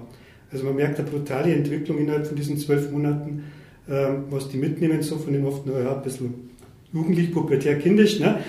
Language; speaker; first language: German; native; German